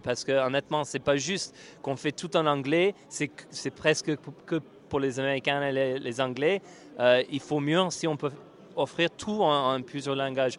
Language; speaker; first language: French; non-native, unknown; English